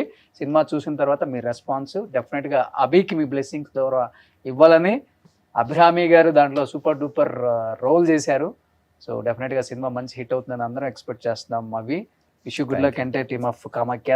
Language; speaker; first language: Telugu; native; Telugu